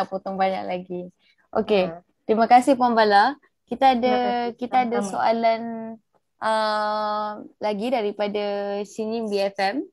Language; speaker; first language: Malay; native; Malay